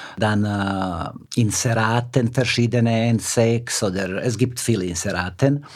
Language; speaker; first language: German; non-native, fluent; Serbian